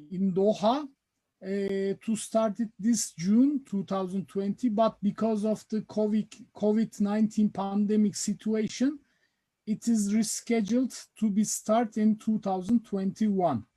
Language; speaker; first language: English; non-native, fluent; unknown